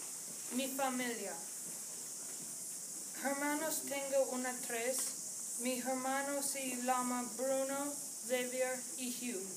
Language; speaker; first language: Spanish; non-native, learner; English